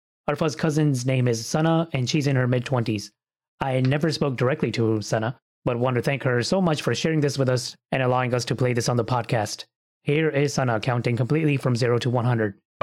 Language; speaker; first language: English; early bilingual, other home language; Punjabi